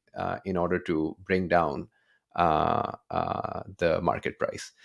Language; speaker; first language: English; non-native, local second language; Urdu